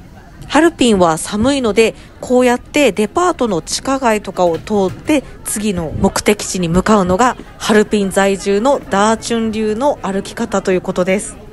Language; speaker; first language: Japanese; native; Japanese